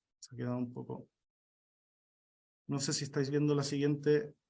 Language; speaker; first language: Spanish; native; Spanish